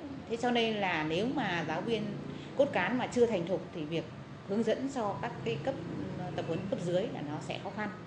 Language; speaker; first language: Vietnamese; native; Vietnamese